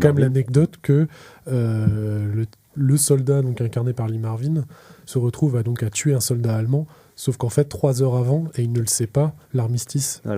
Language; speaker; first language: French; native; French